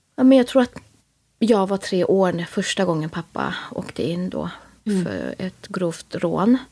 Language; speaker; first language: Swedish; early bilingual, other home language; Spanish